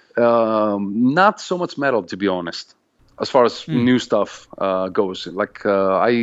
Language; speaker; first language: English; non-native, fluent; Greek